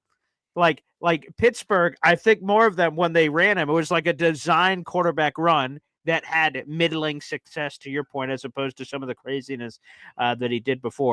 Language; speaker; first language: English; native; English